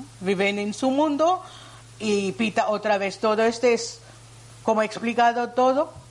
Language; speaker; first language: Spanish; non-native, learner; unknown